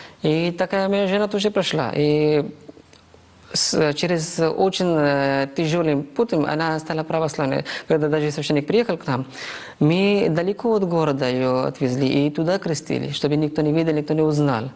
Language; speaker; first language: Russian; non-native, fluent; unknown